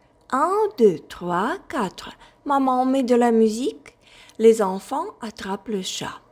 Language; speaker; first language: French; non-native, fluent; Ukrainian